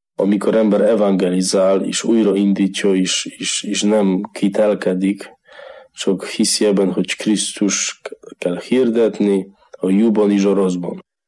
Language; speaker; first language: Hungarian; non-native, learner; Polish